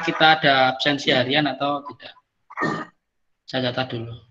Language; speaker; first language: Indonesian; non-native, local second language; Javanese